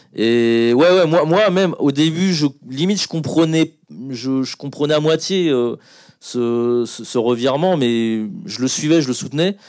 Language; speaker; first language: French; native; French